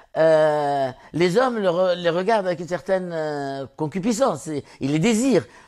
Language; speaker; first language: French; non-native, local second language; Arabic